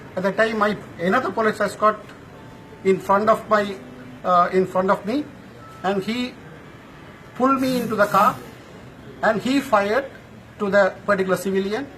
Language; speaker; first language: English; non-native, local second language; Tamil